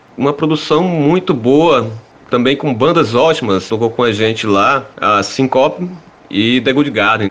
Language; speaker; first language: Portuguese; native; Portuguese